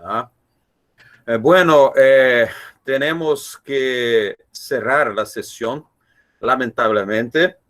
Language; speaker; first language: Spanish; non-native, learner; Portuguese